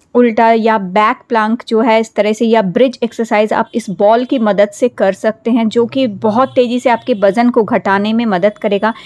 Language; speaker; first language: Hindi; native; Hindi